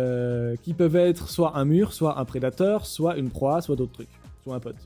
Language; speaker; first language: French; native; French